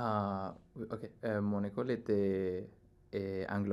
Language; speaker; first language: French; non-native, learner; Spanish